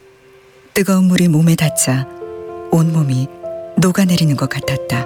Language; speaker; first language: Korean; native; Korean